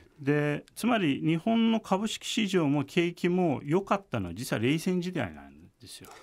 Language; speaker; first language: Japanese; non-native, fluent; Turkish